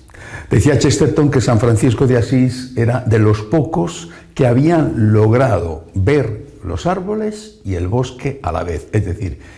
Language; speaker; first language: Spanish; native; Spanish